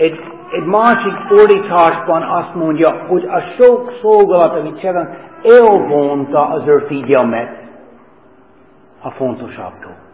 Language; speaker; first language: Hungarian; non-native, learner; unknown